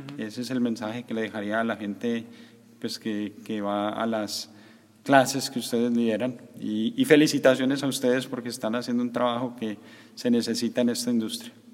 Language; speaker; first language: Spanish; native; Spanish